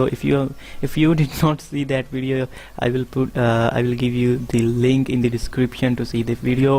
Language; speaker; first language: English; non-native, fluent; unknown